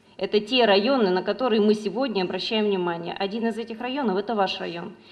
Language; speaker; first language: Russian; native; Russian